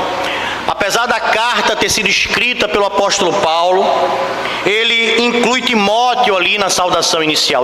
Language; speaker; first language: Portuguese; native; Portuguese